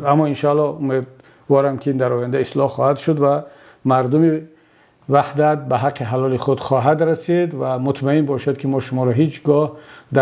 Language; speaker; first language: Persian; native; Persian